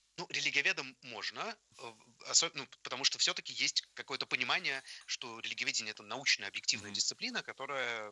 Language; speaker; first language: Russian; native; Russian